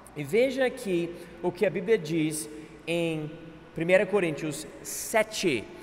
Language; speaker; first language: Portuguese; non-native, fluent; English